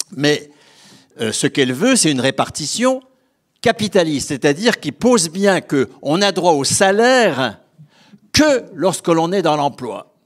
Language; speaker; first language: French; native; French